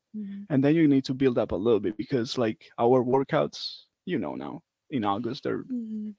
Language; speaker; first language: English; non-native, fluent; Italian